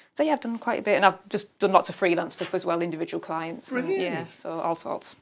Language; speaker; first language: English; native; English